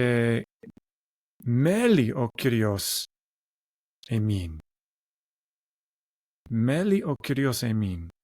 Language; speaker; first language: Greek; non-native, learner; English